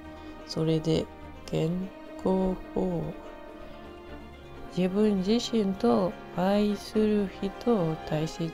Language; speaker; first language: Japanese; non-native, learner; French